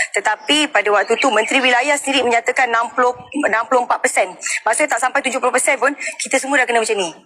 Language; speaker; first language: Malay; native; Malay